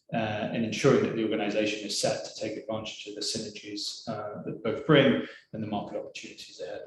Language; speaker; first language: English; native; English